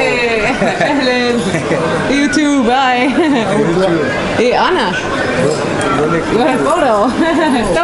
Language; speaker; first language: Arabic; non-native, learner; English